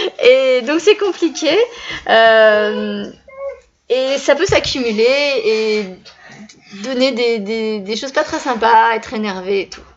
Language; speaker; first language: French; native; French